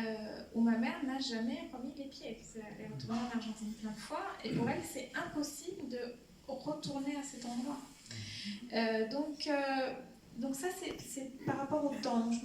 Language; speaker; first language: French; early bilingual, other home language; Spanish